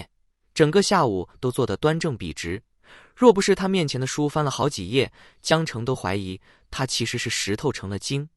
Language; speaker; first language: Chinese; native; Chinese